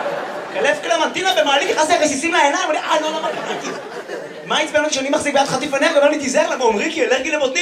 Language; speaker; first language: Hebrew; native; Hebrew